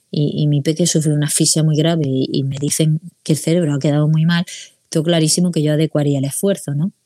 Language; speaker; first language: Spanish; native; Spanish